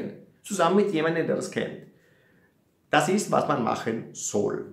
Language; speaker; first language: German; non-native, fluent; Italian